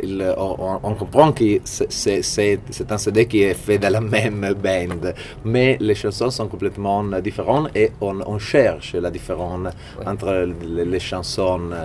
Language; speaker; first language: French; non-native, fluent; Italian